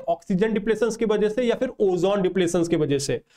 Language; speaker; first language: Hindi; non-native, local second language; Odia